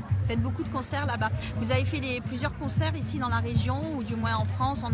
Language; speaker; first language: French; native; French